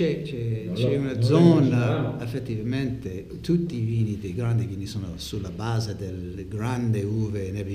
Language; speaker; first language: Italian; non-native, learner; English